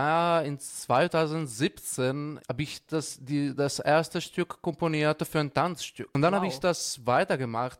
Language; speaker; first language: German; non-native, fluent; Italian